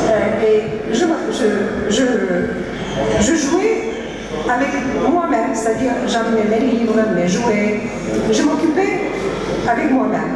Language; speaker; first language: French; early bilingual, heritage; Greek